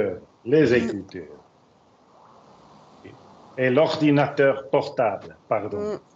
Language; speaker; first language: French; non-native, learner; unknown